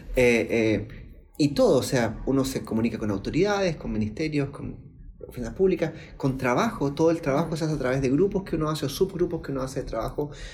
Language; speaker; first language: Spanish; native; Spanish